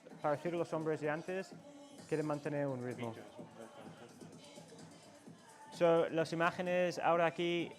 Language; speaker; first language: Spanish; non-native, learner; English